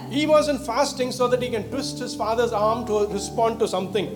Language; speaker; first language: English; non-native, local second language; Tamil